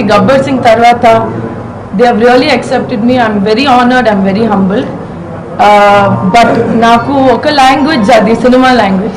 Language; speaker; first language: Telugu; non-native, local second language; Tamil